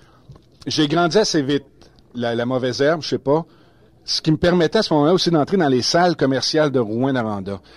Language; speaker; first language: French; native; French